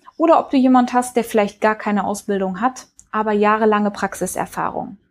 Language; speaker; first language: German; early bilingual, heritage; German